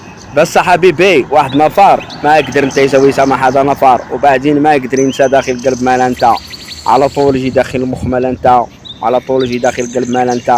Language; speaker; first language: Arabic; non-native, learner; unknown